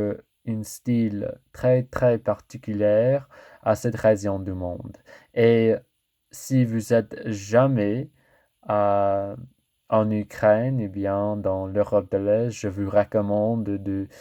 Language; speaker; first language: French; non-native, learner; English